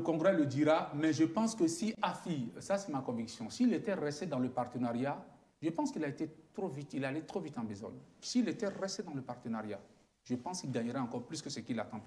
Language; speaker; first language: French; native; French